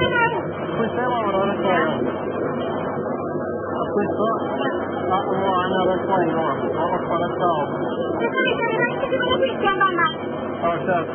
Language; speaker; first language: Welsh; native; Welsh